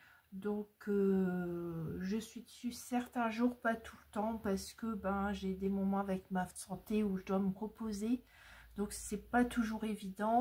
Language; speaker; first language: French; native; French